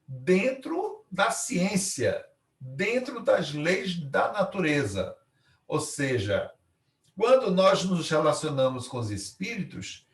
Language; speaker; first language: Portuguese; native; Portuguese